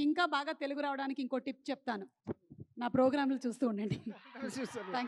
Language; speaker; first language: Telugu; native; Telugu